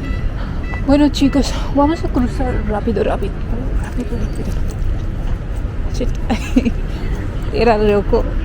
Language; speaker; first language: Spanish; non-native, learner; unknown